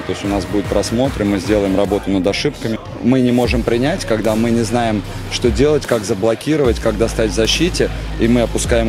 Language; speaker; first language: Russian; native; Russian